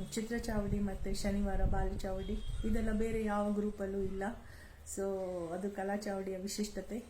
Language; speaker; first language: Kannada; non-native, local second language; Kodava